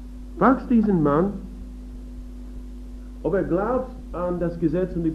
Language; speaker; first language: German; non-native, fluent; English